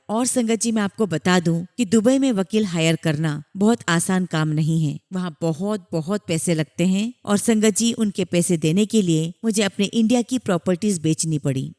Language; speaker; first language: Hindi; native; Hindi